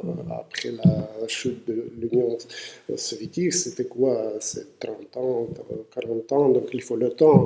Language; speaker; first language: French; non-native, fluent; Russian